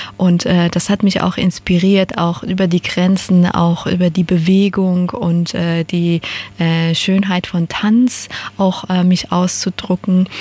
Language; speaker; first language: German; non-native, fluent; Persian